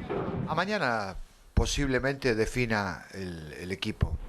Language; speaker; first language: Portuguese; non-native, learner; Spanish